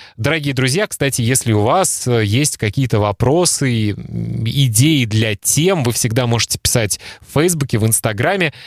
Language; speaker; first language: Russian; native; Russian